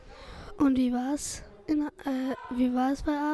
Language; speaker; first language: German; early bilingual, other home language; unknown